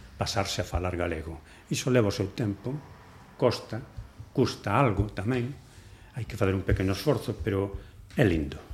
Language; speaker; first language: Galician; non-native, local second language; Spanish